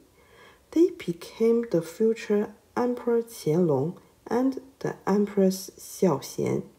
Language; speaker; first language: English; non-native, learner; Chinese